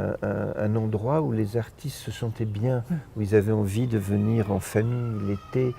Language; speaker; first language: French; native; French